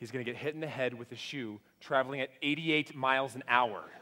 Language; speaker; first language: English; native; English